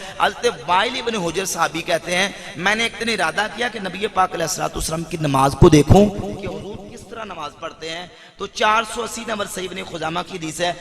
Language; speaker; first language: Urdu; non-native, local second language; Punjabi